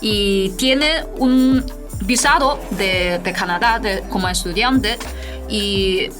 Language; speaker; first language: Spanish; non-native, fluent; Chinese